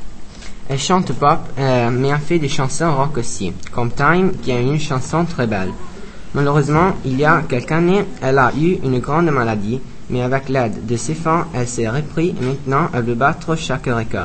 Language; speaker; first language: French; non-native, learner; Italian